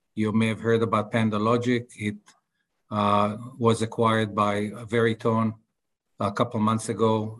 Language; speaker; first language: English; non-native, fluent; Hebrew